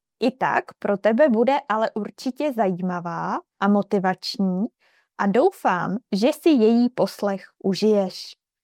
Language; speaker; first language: Czech; native; Czech